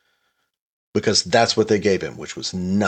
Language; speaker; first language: English; native; English